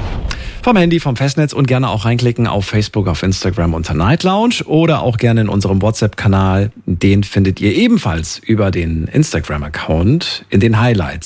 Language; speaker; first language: German; native; German